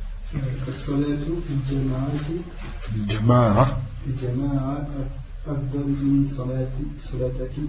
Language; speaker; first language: Arabic; non-native, learner; French